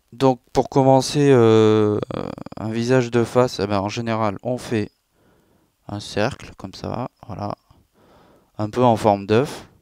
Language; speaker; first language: French; native; French